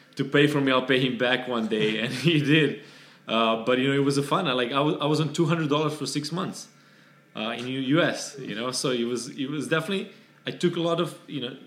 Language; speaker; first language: English; non-native, fluent; Serbian